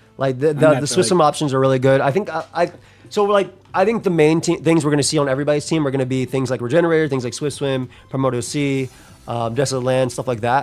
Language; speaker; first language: English; native; English